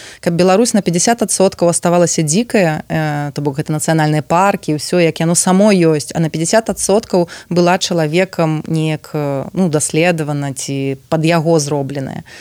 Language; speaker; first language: Belarusian; non-native, local second language; Russian